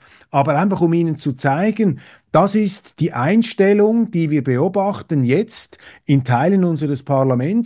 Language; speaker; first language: German; native; German